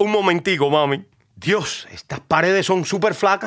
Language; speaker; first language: Spanish; native; Spanish